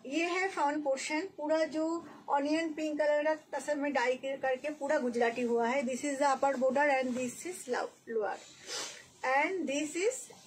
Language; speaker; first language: Hindi; non-native, local second language; Bangla